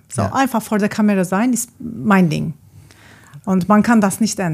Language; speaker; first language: German; non-native, learner; Turkish